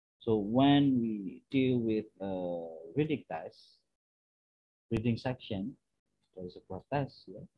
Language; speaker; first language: English; non-native, fluent; Indonesian